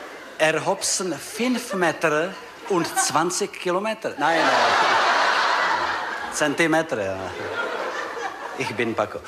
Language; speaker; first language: German; non-native, learner; Czech